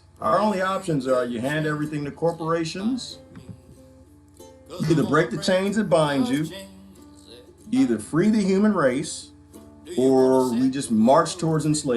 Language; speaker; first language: English; native; English